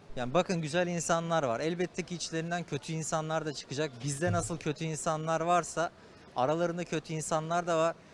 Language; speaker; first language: Turkish; native; Turkish